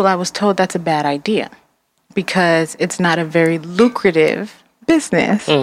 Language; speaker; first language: English; early bilingual, other home language; Jamaican Creole English